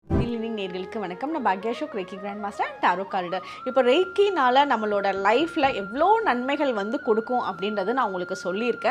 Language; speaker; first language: Tamil; native; Tamil